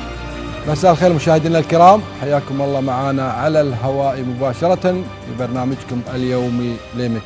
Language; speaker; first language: Arabic; native; Arabic